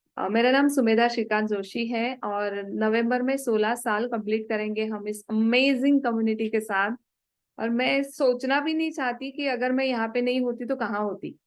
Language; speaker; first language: Hindi; non-native, local second language; Marathi